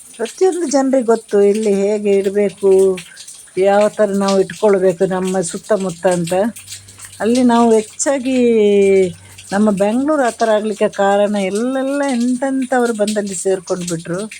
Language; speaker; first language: Kannada; native; Kannada